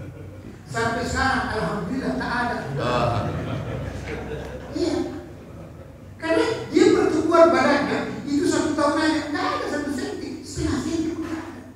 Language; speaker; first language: Indonesian; native; Indonesian